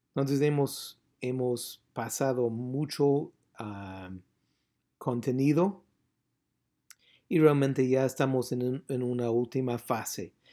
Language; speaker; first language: Spanish; non-native, fluent; English